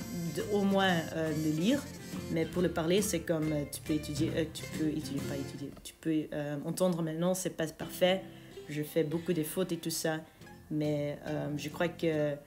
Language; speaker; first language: French; non-native, local second language; Dutch